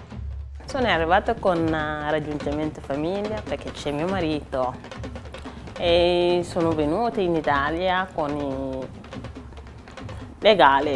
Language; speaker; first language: Italian; non-native, fluent; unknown